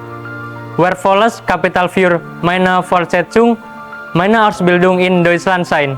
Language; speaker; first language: German; non-native, learner; Indonesian